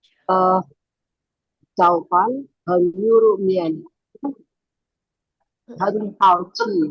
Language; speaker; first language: Chinese; non-native, learner; Indonesian